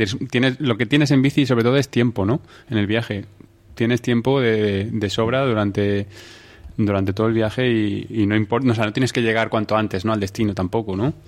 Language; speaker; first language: Spanish; native; Spanish